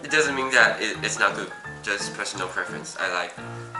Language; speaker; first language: English; non-native, fluent; Chinese